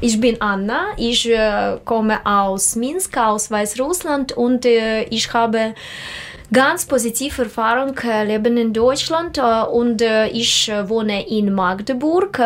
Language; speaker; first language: German; non-native, learner; Russian